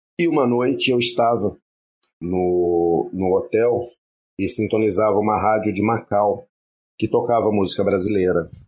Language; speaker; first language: Portuguese; early bilingual, other home language; French